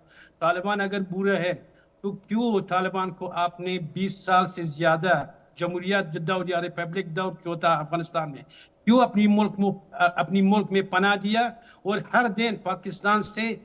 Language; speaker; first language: Hindi; non-native, fluent; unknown